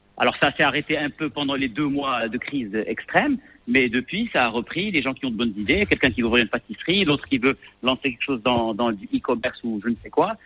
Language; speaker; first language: French; non-native, local second language; Arabic